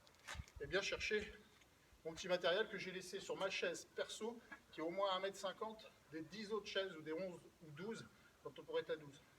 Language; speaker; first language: French; native; French